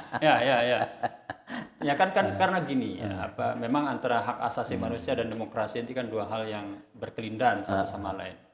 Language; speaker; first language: Indonesian; native; Indonesian